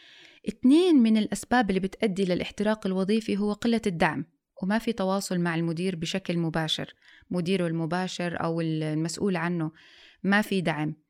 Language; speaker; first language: Arabic; native; Arabic